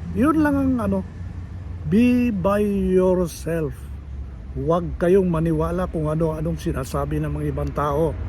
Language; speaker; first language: Filipino; native; Filipino